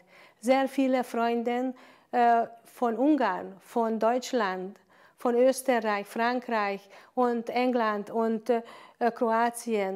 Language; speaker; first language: German; non-native, fluent; Hungarian